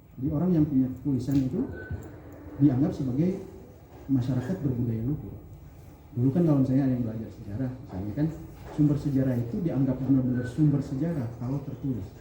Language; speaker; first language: Indonesian; non-native, local second language; Sundanese